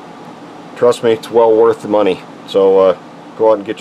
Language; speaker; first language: English; native; English